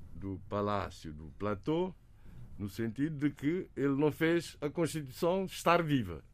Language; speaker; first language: Portuguese; non-native, local second language; Kabuverdianu